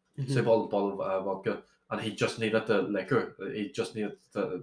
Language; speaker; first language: English; native; English